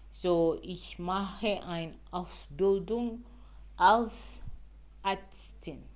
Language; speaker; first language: German; non-native, learner; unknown